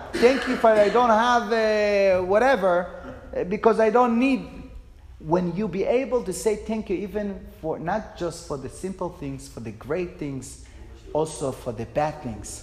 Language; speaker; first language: English; non-native, fluent; Hebrew